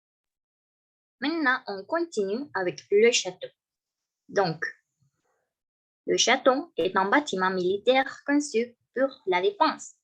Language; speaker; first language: French; non-native, learner; Spanish